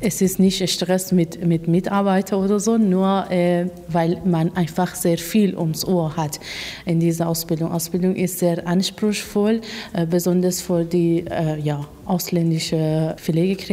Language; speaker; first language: German; non-native, fluent; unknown